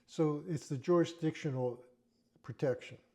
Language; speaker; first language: English; native; English